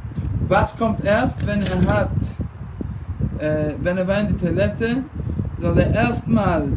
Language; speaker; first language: German; non-native, fluent; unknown